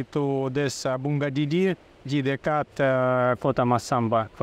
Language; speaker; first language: Indonesian; non-native, learner; Russian